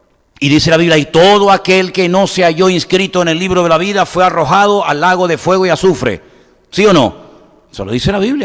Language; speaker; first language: Spanish; native; Spanish